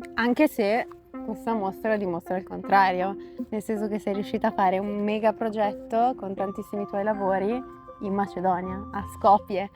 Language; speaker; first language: Italian; native; Italian